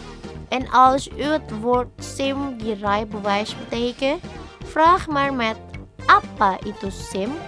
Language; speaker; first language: Dutch; non-native, fluent; Indonesian